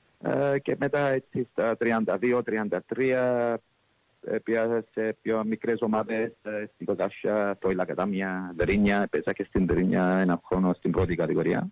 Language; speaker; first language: Greek; early bilingual, heritage; English